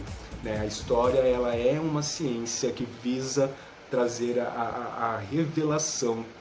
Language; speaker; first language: Portuguese; native; Portuguese